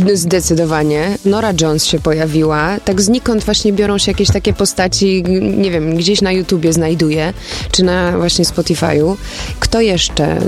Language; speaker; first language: Polish; early bilingual, heritage; Polish